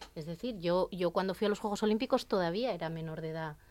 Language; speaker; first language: Spanish; native; Spanish